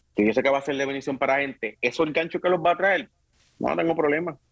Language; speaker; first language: Spanish; native; Spanish